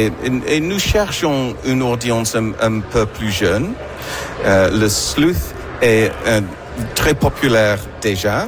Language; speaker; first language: French; non-native, learner; English